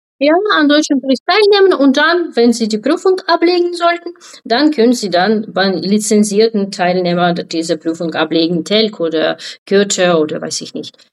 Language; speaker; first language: German; non-native, fluent; Ukrainian